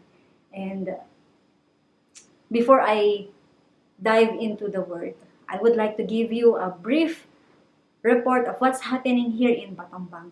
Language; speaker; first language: English; non-native, local second language; Filipino